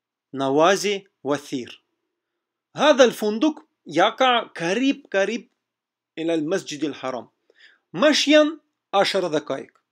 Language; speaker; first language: Arabic; non-native, fluent; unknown